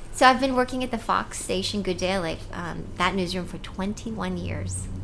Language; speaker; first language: English; early bilingual, other home language; Cebuano